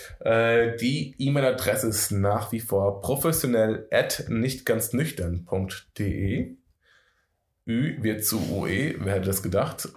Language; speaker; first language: German; native; German